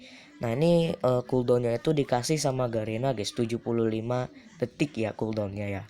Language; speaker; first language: Indonesian; native; Indonesian